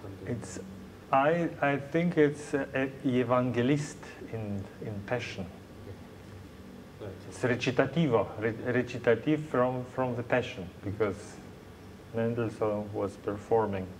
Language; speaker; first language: English; non-native, learner; Russian